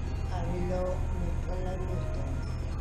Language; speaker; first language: Hebrew; non-native, fluent; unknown